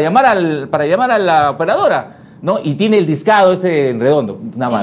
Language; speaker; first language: Spanish; native; Spanish